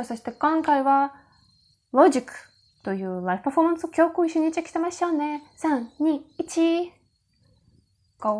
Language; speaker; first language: Japanese; non-native, learner; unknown